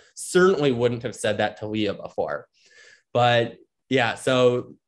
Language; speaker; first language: English; native; English